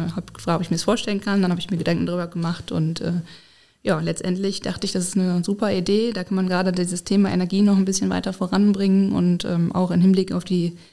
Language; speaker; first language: German; native; German